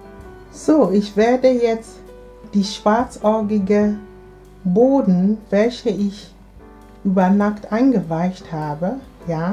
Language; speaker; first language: German; non-native, fluent; Akan